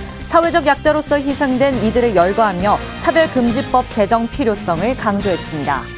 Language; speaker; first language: Korean; native; Korean